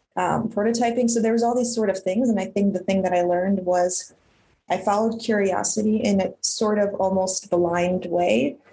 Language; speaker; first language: English; early bilingual, other home language; Russian